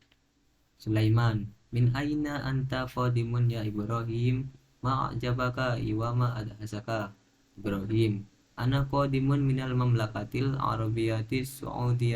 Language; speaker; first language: Arabic; non-native, learner; Indonesian